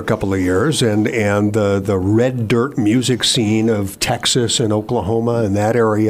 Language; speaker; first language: English; native; English